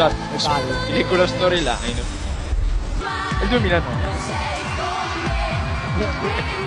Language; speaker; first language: Italian; native; Italian